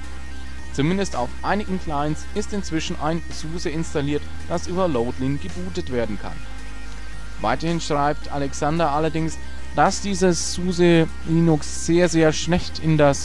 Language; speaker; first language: German; native; German